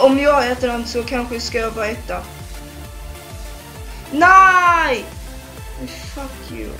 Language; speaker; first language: Swedish; early bilingual, other home language; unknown